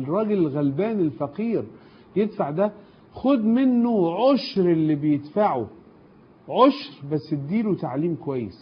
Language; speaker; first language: Arabic; native; Arabic